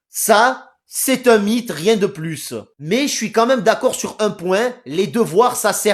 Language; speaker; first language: French; native; French